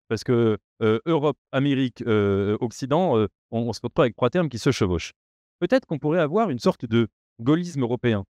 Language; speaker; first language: French; native; French